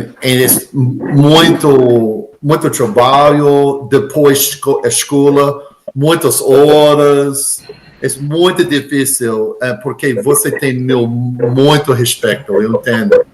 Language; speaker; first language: Portuguese; non-native, learner; English